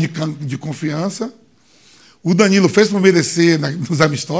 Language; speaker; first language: Portuguese; native; Portuguese